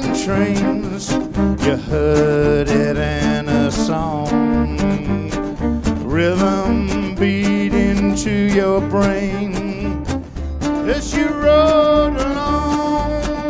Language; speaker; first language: English; native; English